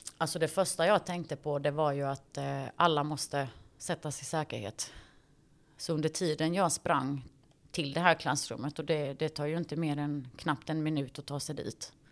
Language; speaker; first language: Swedish; early bilingual, other home language; Bosnian